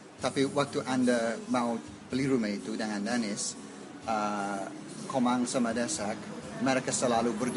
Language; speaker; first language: Indonesian; non-native, learner; English